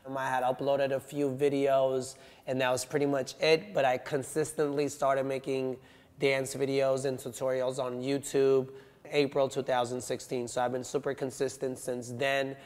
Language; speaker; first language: English; native; English